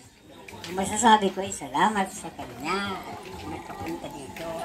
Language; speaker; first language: Filipino; non-native, local second language; Cebuano